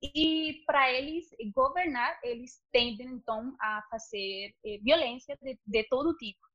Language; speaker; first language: Portuguese; non-native, learner; Spanish